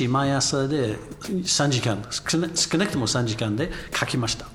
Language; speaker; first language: Japanese; non-native, learner; English